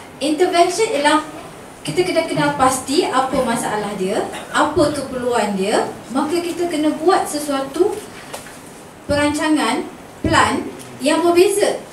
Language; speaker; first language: Malay; native; Malay